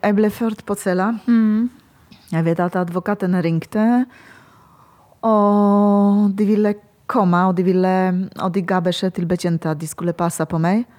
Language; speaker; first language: Norwegian; non-native, learner; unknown